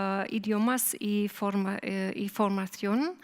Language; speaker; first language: Spanish; non-native, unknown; German